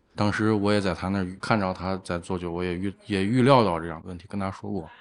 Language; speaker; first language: Chinese; native; Chinese